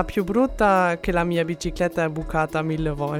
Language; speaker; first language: Italian; non-native, fluent; German